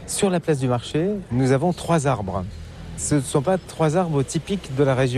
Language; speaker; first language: French; native; French